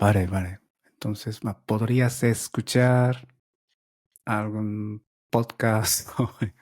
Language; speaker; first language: Spanish; non-native, learner; Japanese